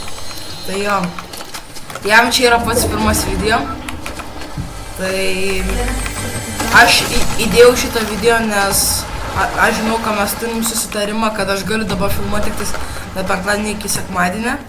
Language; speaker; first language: Lithuanian; early bilingual, heritage; Lithuanian